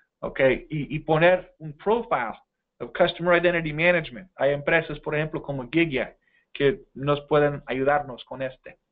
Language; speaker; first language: Spanish; non-native, fluent; English